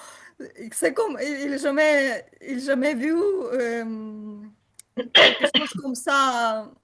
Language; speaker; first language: French; non-native, learner; Ukrainian